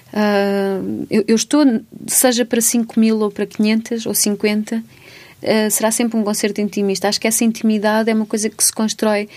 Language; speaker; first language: Portuguese; native; Portuguese